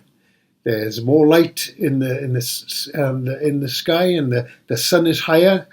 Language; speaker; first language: English; native; English